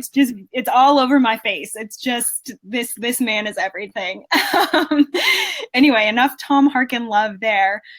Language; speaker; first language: English; native; English